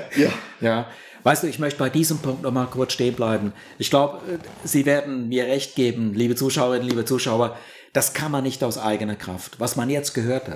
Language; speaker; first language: German; native; German